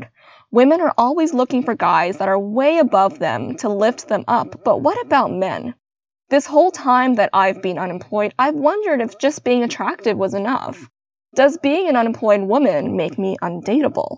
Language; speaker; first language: English; native; English